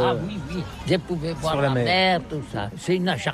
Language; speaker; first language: French; non-native, learner; Catalan